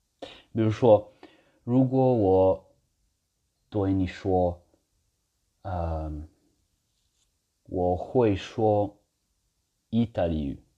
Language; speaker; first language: Chinese; non-native, learner; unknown